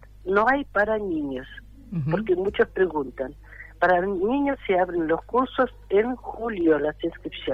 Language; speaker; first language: Spanish; non-native, fluent; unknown